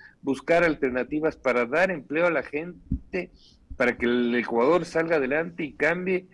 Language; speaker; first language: Spanish; native; Spanish